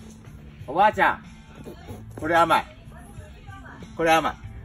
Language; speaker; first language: Japanese; native; Japanese